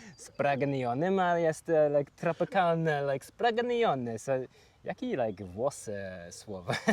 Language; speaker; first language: Polish; non-native, learner; English